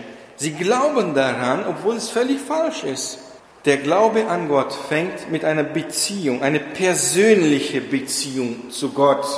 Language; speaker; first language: German; non-native, fluent; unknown